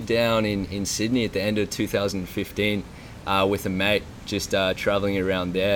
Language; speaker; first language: English; native; English